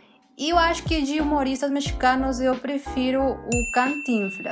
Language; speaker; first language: Portuguese; non-native, fluent; Spanish